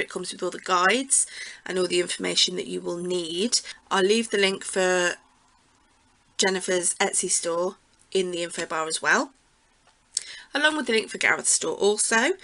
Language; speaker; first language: English; native; English